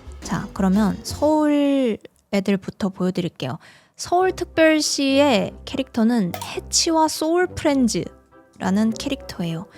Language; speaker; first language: Korean; native; Korean